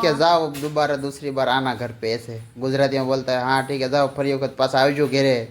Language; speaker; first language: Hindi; non-native, local second language; Gujarati